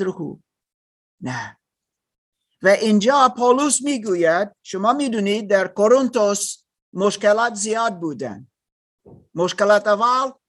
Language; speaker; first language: Persian; non-native, learner; German